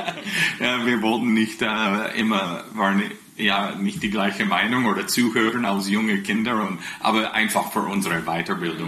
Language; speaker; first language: German; non-native, fluent; English